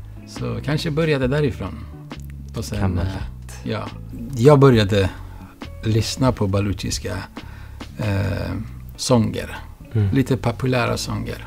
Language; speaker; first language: Swedish; non-native, fluent; Baluchi